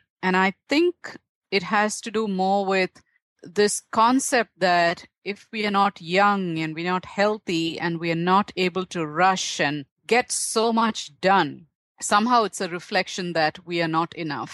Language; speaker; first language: English; non-native, local second language; Tamil